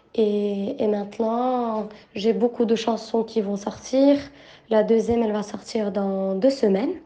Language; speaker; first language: French; non-native, local second language; Arabic